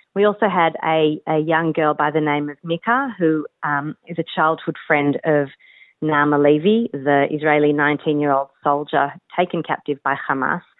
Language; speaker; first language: English; native; English